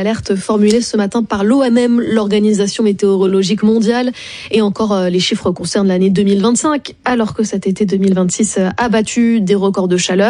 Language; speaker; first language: French; native; French